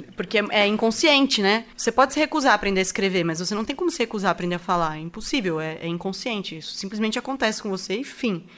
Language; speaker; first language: Portuguese; native; Portuguese